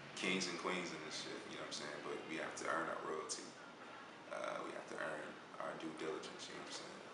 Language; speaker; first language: English; native; English